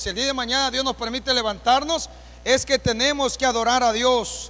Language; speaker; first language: Spanish; native; Spanish